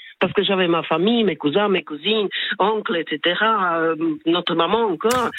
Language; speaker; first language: French; non-native, fluent; Slovak